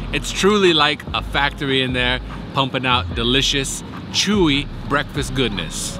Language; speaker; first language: English; native; English